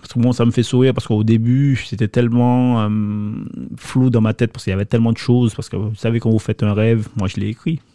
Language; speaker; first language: French; native; French